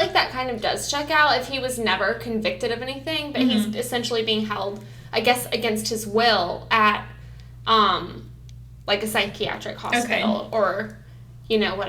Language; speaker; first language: English; native; English